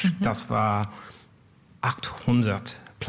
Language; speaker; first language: German; non-native, learner; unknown